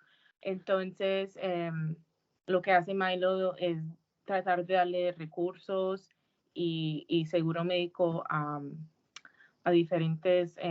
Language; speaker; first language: Spanish; early bilingual, heritage; Spanish